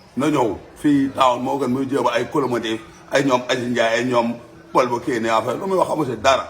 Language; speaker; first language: Wolof; native; Wolof